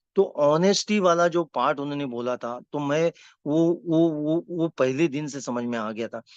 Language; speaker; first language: Hindi; non-native, local second language; Marathi